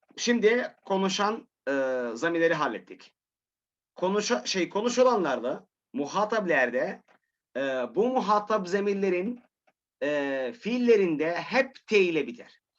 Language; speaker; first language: Turkish; non-native, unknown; Arabic